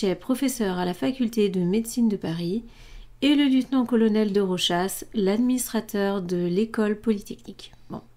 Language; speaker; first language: French; native; French